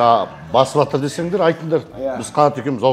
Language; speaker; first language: Kazakh; native; Kazakh